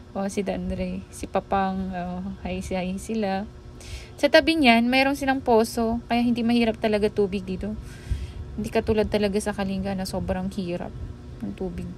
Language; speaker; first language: Filipino; non-native, local second language; Iloko